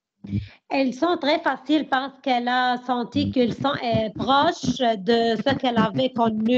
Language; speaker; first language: French; non-native, learner; Arabic